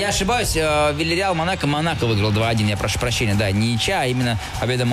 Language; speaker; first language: Russian; native; Russian